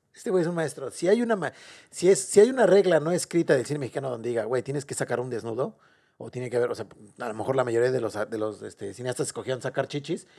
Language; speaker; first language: Spanish; native; Spanish